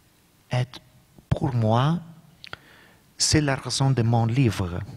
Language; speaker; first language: French; non-native, learner; Italian